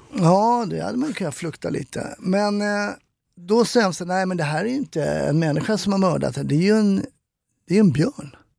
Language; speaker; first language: Swedish; native; Swedish